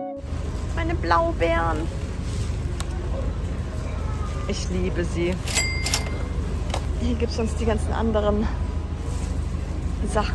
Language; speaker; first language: German; native; German